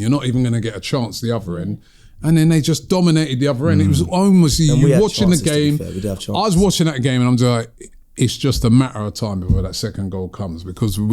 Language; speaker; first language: English; native; English